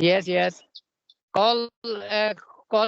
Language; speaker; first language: English; non-native, learner; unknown